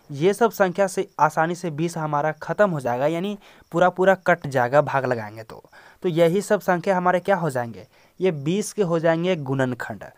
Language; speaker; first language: Hindi; native; Hindi